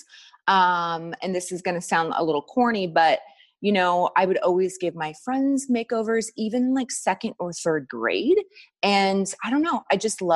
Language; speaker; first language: English; native; English